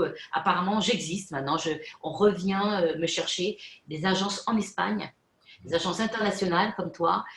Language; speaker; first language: French; non-native, fluent; Spanish